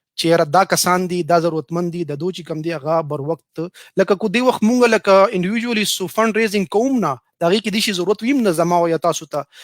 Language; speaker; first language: Pashto; native; Pashto